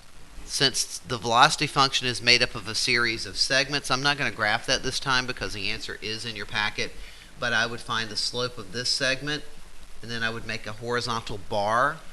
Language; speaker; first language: English; native; English